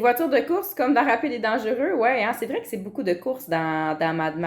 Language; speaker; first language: French; native; French